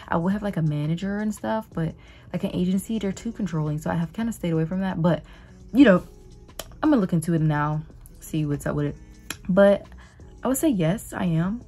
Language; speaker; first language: English; native; English